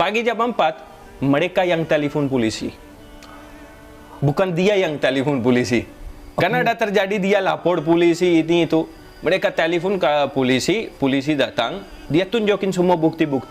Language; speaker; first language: Indonesian; non-native, fluent; Hindi